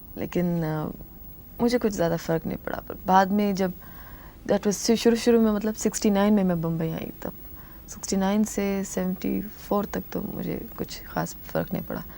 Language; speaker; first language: Hindi; non-native, local second language; Tamil